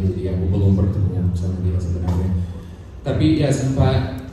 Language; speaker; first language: Indonesian; non-native, fluent; English